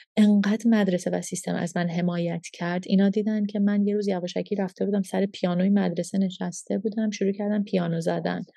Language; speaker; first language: Persian; early bilingual, heritage; Persian